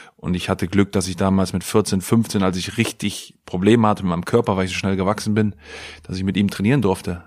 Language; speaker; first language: German; native; German